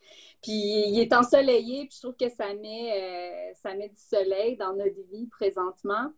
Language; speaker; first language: French; native; French